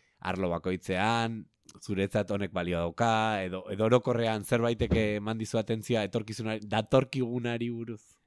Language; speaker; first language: Basque; native; Basque